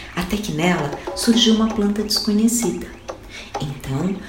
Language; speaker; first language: Portuguese; native; Portuguese